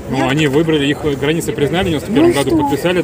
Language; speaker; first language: Russian; native; Russian